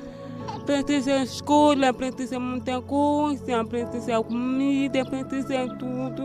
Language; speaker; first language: Portuguese; non-native, learner; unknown